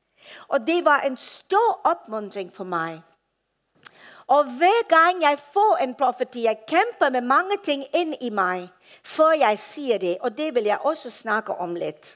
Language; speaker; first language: Danish; non-native, fluent; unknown